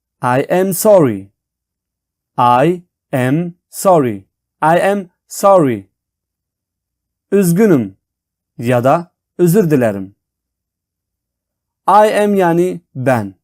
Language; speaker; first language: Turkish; non-native, fluent; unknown